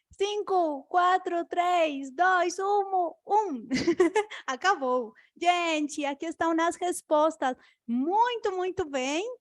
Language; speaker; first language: Portuguese; non-native, fluent; Spanish